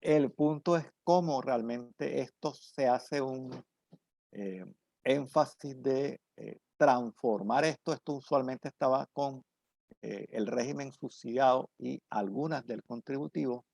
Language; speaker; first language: Spanish; native; Spanish